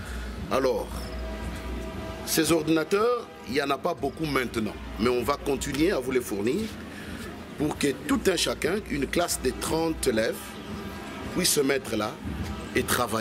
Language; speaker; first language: French; non-native, local second language; Kongo